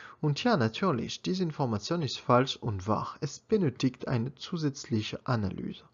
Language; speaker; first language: German; non-native, learner; French